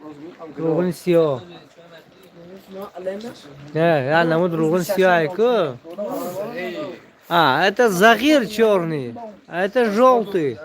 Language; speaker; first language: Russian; non-native, local second language; Tajik